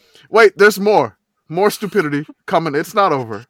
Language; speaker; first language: English; native; English